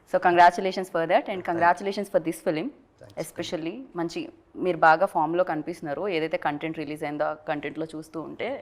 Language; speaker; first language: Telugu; native; Telugu